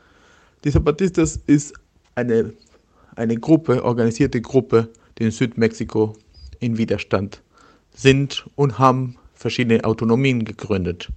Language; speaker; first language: German; non-native, learner; Spanish